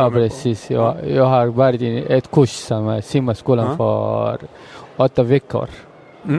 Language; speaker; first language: Swedish; non-native, learner; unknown